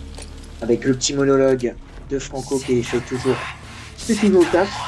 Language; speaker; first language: French; native; French